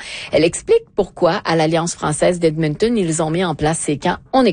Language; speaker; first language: French; native; French